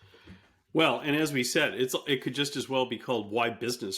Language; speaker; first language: English; native; English